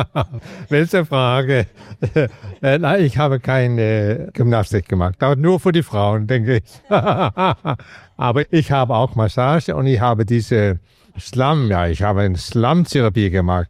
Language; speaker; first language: German; non-native, fluent; Danish